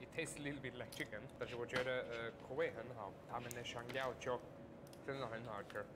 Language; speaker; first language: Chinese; non-native, fluent; German